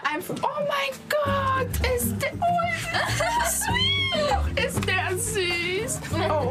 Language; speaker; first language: German; native; German